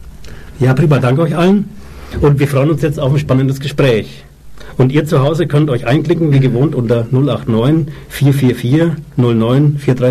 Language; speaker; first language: German; native; German